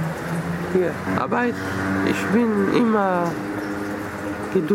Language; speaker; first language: German; early bilingual, other home language; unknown